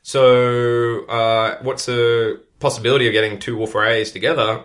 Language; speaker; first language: English; native; English